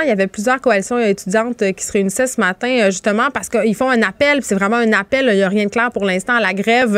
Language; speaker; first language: French; native; French